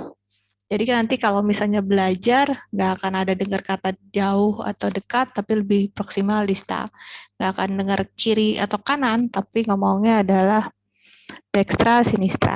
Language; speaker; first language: Indonesian; native; Indonesian